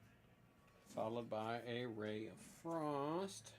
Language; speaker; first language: English; native; English